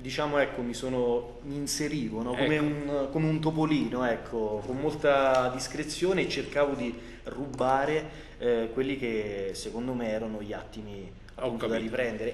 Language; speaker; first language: Italian; native; Italian